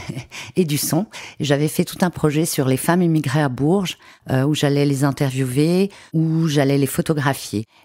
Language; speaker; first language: French; native; French